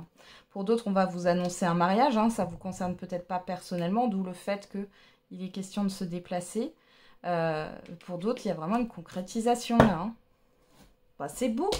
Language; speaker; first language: French; native; French